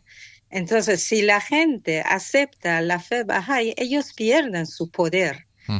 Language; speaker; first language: Spanish; non-native, fluent; Persian